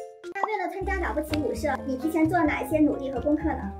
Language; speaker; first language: Chinese; native; Chinese